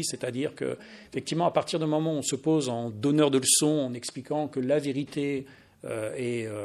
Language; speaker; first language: French; native; French